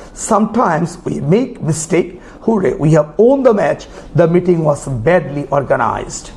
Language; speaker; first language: English; non-native, local second language; Bangla